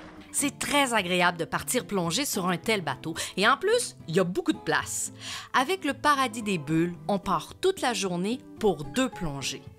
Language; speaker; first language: French; native; French